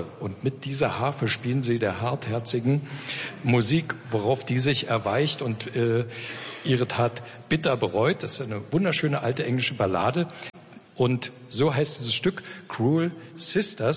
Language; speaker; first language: German; native; German